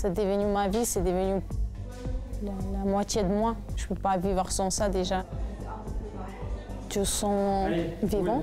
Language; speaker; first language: French; non-native, fluent; Russian